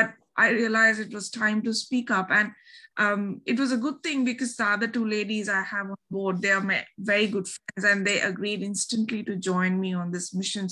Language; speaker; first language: English; non-native, local second language; Bangla